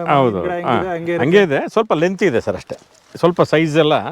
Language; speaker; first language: Kannada; native; Kannada